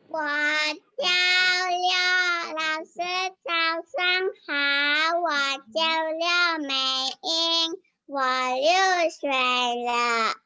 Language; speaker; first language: Chinese; non-native, learner; Indonesian